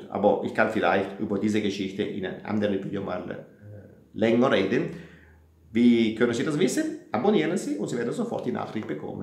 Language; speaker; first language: German; non-native, fluent; Italian